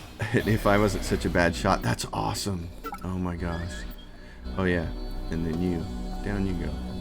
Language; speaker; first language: English; native; English